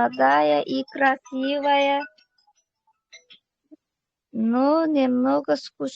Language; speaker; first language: Russian; non-native, learner; Uzbek